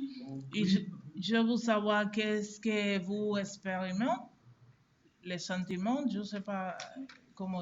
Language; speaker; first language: French; non-native, learner; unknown